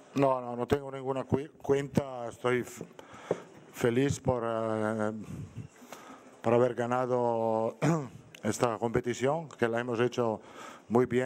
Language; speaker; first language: Spanish; non-native, fluent; Italian